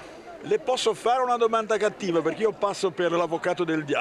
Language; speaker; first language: Italian; native; Italian